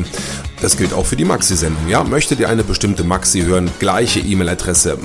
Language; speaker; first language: German; native; German